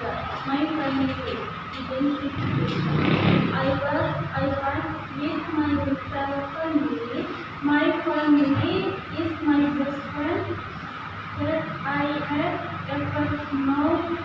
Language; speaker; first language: English; non-native, learner; Indonesian